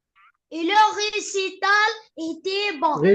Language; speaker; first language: French; non-native, learner; Arabic